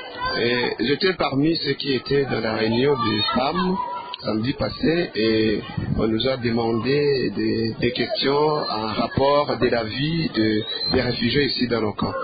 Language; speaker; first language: French; non-native, local second language; Rundi